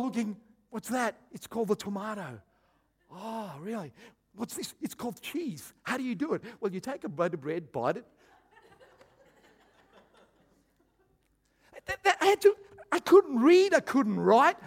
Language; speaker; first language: English; early bilingual, other home language; Croatian